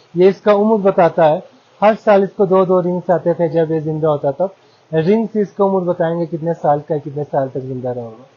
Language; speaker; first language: Hindi; non-native, local second language; Balti